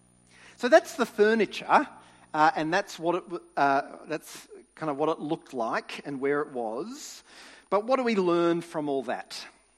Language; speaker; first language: English; native; English